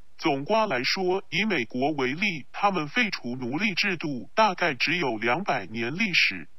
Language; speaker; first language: Chinese; non-native, local second language; Cantonese